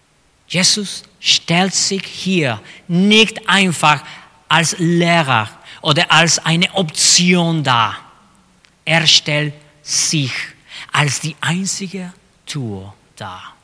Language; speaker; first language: German; non-native, fluent; Spanish